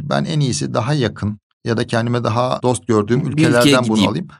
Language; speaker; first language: Turkish; native; Turkish